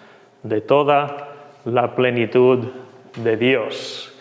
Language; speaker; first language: Spanish; native; Spanish